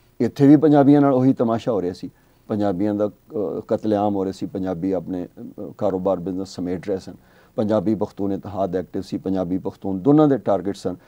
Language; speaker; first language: Punjabi; native; Punjabi